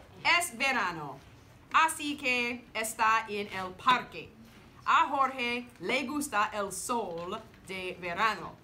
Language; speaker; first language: Spanish; non-native, learner; English